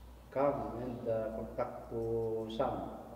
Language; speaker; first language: English; non-native, local second language; Filipino